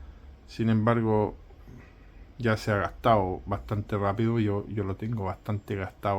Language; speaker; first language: Spanish; native; Spanish